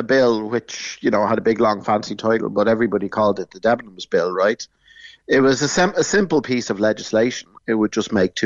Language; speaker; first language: English; native; English